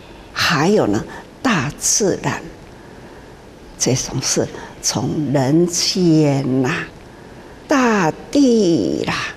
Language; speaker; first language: Chinese; non-native, local second language; Min Nan Chinese